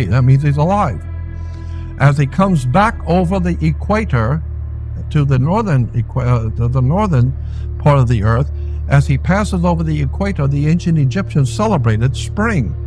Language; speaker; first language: English; native; English